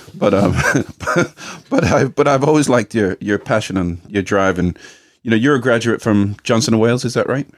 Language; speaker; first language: English; native; English